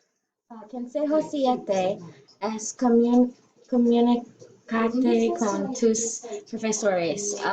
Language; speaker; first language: Spanish; non-native, learner; English